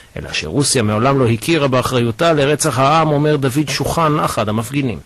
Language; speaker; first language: Hebrew; native; Hebrew